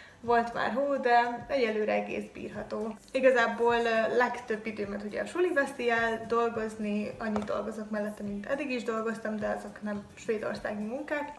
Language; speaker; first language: Hungarian; native; Hungarian